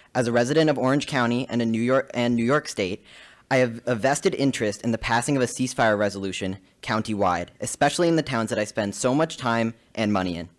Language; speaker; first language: English; native; English